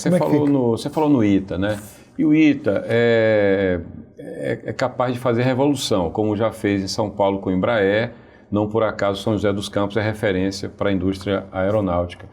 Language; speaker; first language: Portuguese; native; Portuguese